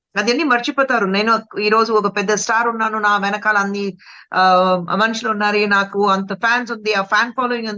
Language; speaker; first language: Telugu; non-native, fluent; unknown